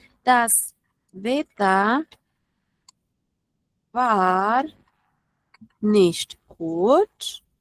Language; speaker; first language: German; non-native, fluent; Spanish